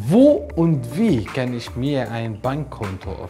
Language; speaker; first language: German; non-native, learner; Arabic